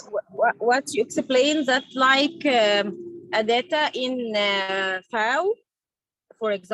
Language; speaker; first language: English; non-native, learner; Arabic